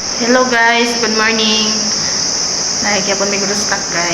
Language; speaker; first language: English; non-native, learner; Cebuano